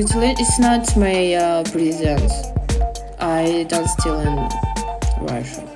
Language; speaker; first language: English; non-native, learner; Russian